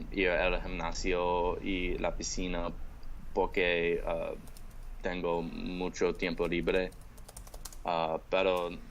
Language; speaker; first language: Spanish; non-native, learner; English